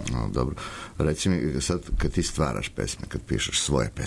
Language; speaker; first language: Serbian; native; Serbian